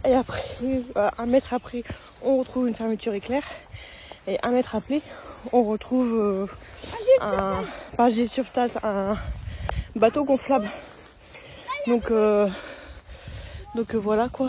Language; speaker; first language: French; native; French